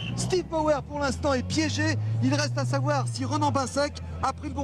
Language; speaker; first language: French; native; French